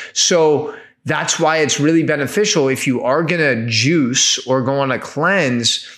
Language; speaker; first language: English; native; English